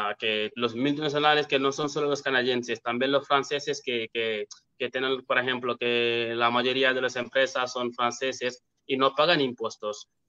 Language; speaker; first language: Spanish; non-native, fluent; Wolof